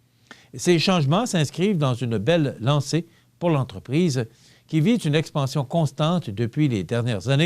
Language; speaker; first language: French; native; French